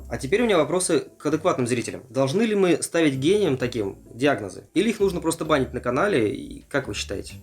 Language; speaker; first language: Russian; native; Russian